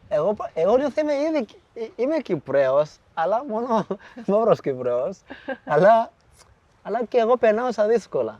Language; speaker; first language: Greek; non-native, fluent; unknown